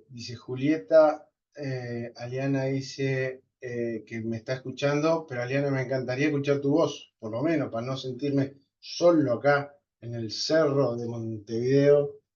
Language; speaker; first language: Spanish; native; Spanish